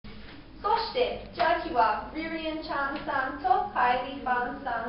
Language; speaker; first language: Japanese; non-native, learner; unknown